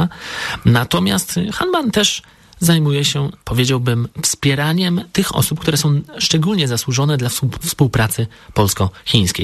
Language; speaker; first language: Polish; native; Polish